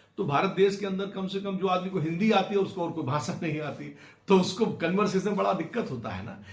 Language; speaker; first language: Hindi; native; Hindi